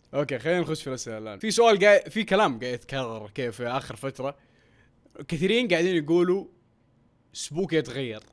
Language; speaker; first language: Arabic; native; Arabic